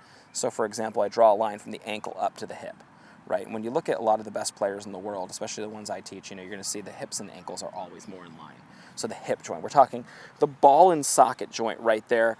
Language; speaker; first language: English; native; English